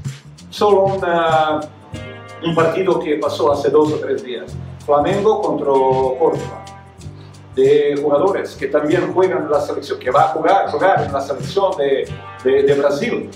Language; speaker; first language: Spanish; non-native, fluent; Serbian